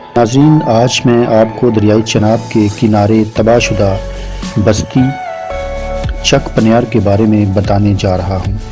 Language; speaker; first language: Urdu; non-native, local second language; Punjabi